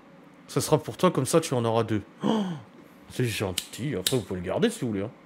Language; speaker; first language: French; native; French